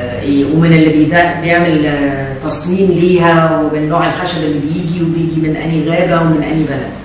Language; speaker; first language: Arabic; native; Arabic